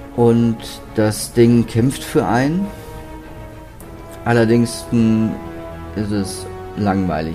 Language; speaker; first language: German; native; German